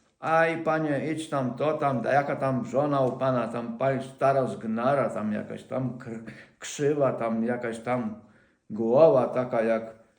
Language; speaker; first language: Polish; non-native, learner; Ukrainian